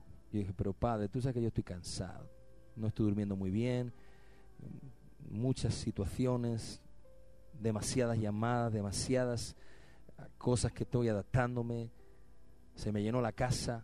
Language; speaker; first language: Spanish; native; Spanish